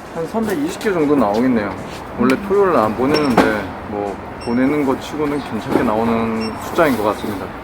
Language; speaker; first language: Korean; native; Korean